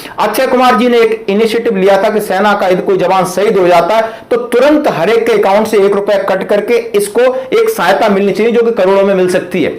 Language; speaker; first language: Hindi; native; Hindi